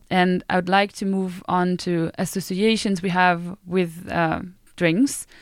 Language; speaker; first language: English; non-native, fluent; German